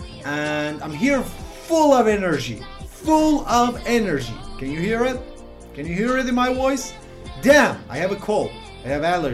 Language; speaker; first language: English; non-native, fluent; Persian